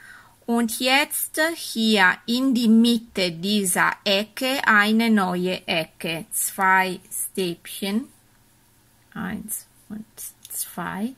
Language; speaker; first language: German; non-native, fluent; Italian